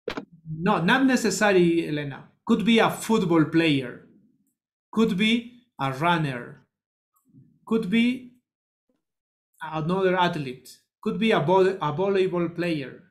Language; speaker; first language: English; non-native, learner; Spanish